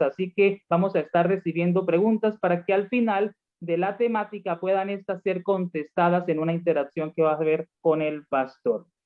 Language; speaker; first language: Spanish; native; Spanish